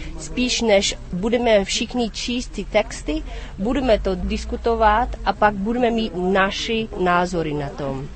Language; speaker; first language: Czech; non-native, fluent; English